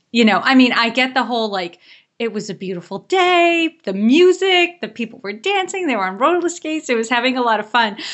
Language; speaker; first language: English; native; English